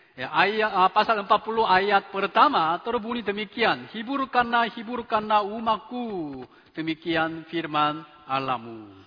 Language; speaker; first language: Indonesian; non-native, fluent; Chinese